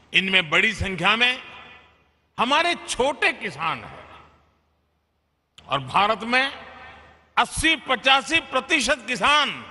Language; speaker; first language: Hindi; non-native, local second language; Gujarati